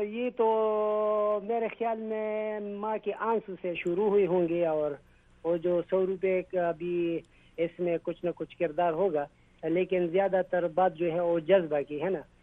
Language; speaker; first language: Urdu; non-native, local second language; Pashto